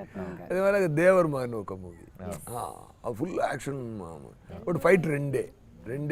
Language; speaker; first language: Telugu; non-native, fluent; Tamil